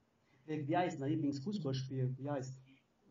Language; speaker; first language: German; non-native, learner; Italian